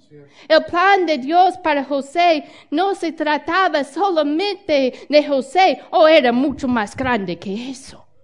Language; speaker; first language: Spanish; non-native, fluent; English